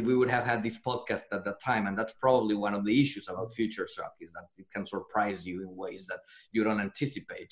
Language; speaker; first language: English; non-native, fluent; Spanish